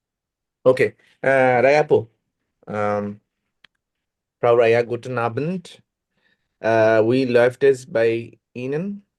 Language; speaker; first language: German; non-native, fluent; Bangla